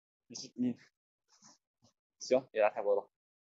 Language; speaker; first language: Chinese; native; Chinese